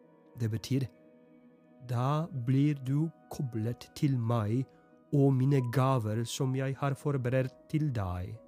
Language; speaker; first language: Norwegian; non-native, fluent; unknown